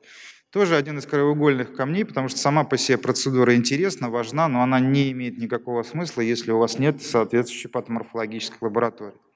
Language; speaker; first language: Russian; native; Russian